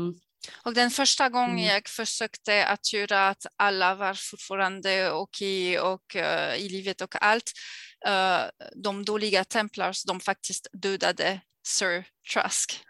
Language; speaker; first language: Swedish; non-native, fluent; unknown